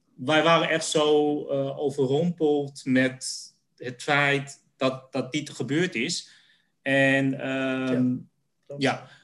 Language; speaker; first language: Dutch; early bilingual, other home language; Cantonese